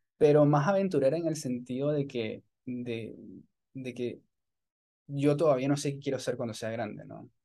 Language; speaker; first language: Spanish; native; Spanish